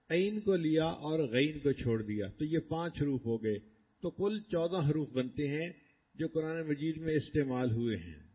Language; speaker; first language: Urdu; non-native, local second language; Punjabi